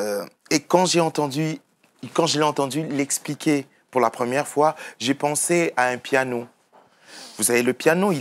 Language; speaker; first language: French; native; French